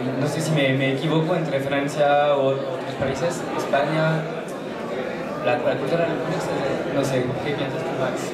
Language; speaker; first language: Spanish; non-native, fluent; French